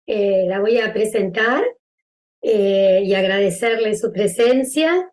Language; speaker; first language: Spanish; native; Spanish